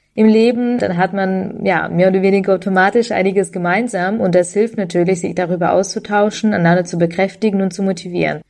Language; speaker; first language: German; early bilingual, other home language; Ukrainian